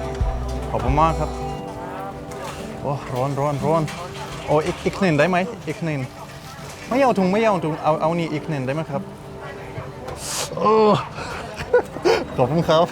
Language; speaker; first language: Thai; non-native, learner; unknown